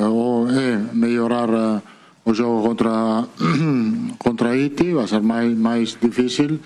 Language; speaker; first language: Portuguese; non-native, fluent; Italian